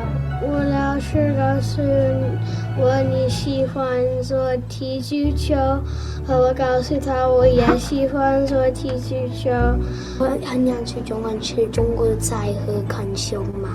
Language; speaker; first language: Chinese; non-native, learner; English